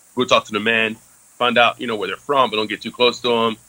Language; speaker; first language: English; early bilingual, other home language; French